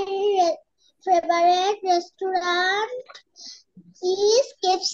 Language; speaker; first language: English; non-native, learner; Bangla